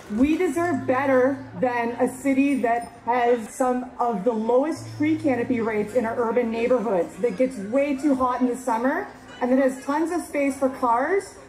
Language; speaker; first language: English; native; English